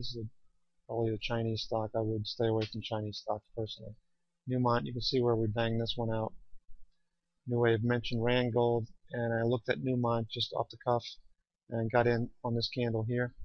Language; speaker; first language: English; native; English